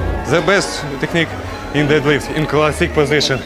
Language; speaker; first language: English; non-native, learner; Russian